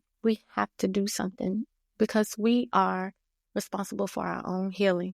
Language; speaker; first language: English; native; English